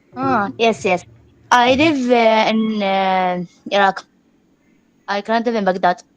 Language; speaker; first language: English; non-native, learner; Arabic